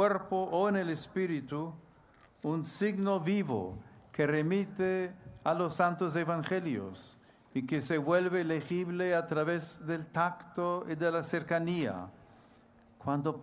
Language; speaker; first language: Spanish; non-native, fluent; English